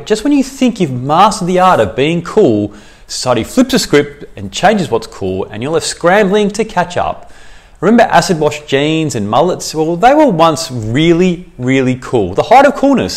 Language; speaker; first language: English; native; English